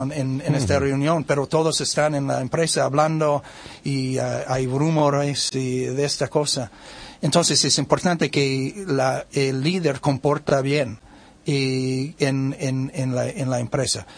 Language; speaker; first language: Spanish; non-native, learner; English